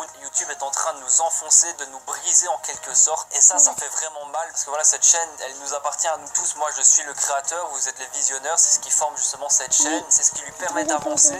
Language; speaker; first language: French; native; French